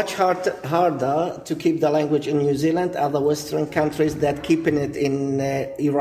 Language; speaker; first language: English; non-native, fluent; Assyrian Neo-Aramaic